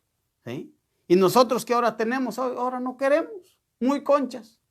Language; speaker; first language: Spanish; native; Spanish